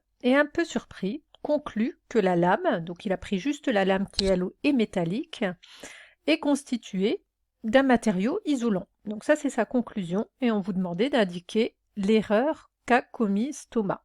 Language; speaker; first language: French; native; French